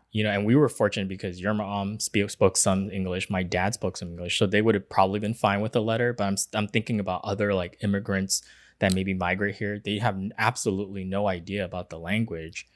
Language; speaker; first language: English; early bilingual, other home language; Chinese